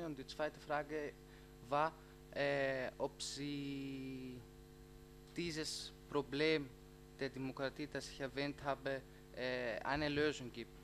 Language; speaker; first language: German; non-native, fluent; Greek